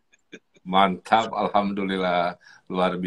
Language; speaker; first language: Indonesian; native; Indonesian